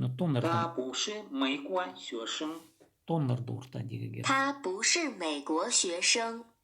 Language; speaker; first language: Chinese; non-native, learner; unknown